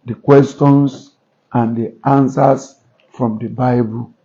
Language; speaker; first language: English; non-native, local second language; Yoruba